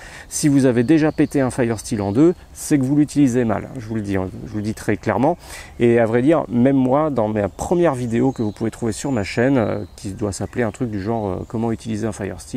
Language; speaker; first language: French; native; French